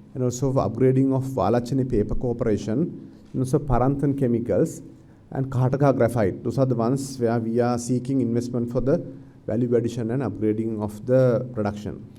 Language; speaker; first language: English; non-native, local second language; Sinhala